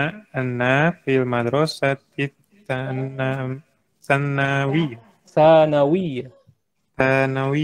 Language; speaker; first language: Arabic; non-native, learner; Indonesian